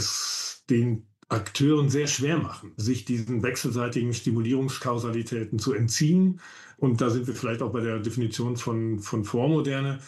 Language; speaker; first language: German; native; German